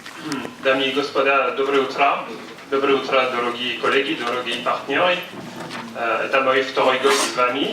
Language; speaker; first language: Russian; non-native, fluent; French